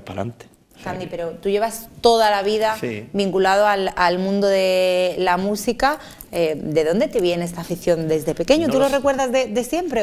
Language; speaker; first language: Spanish; native; Spanish